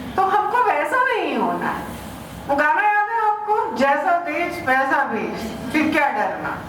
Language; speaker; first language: Hindi; native; Hindi